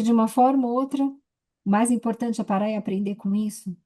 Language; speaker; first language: Portuguese; native; Portuguese